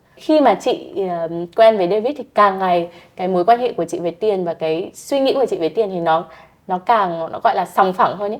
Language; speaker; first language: Vietnamese; native; Vietnamese